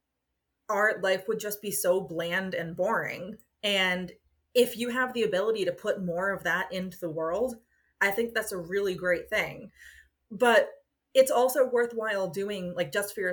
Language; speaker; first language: English; native; English